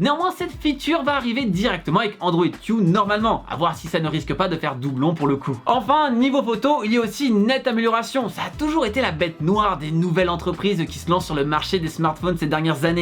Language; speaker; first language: French; native; French